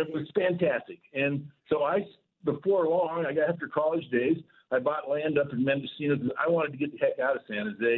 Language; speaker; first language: English; native; English